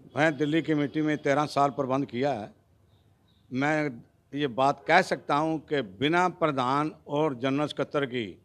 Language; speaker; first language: Hindi; non-native, local second language; Punjabi